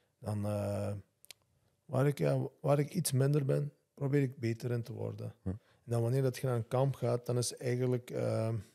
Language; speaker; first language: Dutch; non-native, local second language; Turkish